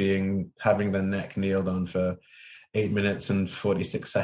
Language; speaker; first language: English; native; English